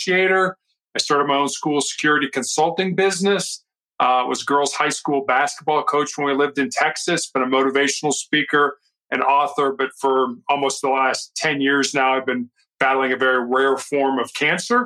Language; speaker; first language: English; native; English